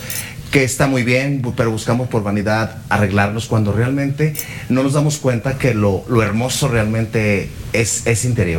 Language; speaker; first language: Spanish; native; Spanish